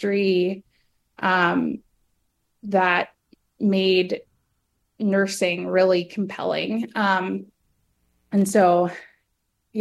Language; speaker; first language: English; native; English